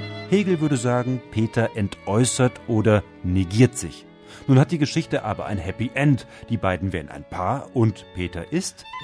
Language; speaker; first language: German; native; German